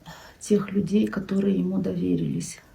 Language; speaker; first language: Russian; non-native, local second language; Kyrgyz